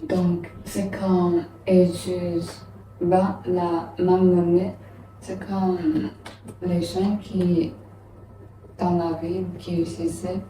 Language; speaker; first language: French; non-native, learner; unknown